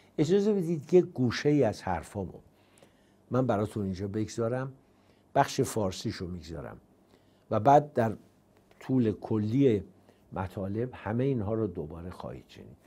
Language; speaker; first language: Persian; native; Persian